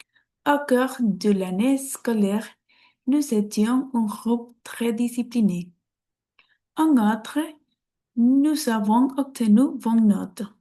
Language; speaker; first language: French; non-native, learner; Spanish